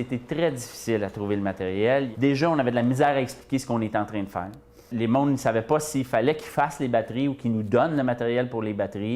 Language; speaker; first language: French; native; French